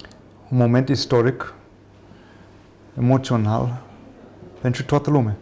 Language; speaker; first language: Romanian; non-native, fluent; English